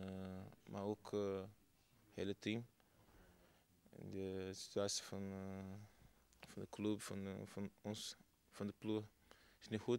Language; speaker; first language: Dutch; non-native, learner; Portuguese